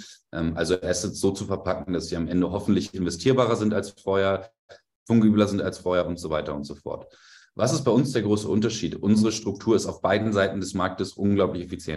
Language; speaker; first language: German; native; German